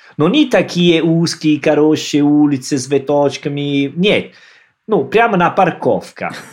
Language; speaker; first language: Russian; non-native, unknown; Italian